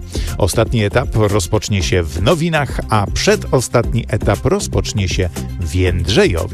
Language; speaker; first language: Polish; native; Polish